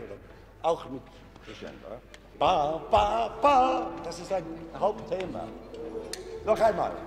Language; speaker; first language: German; non-native, fluent; English